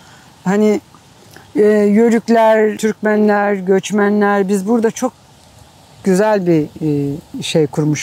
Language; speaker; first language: Turkish; native; Turkish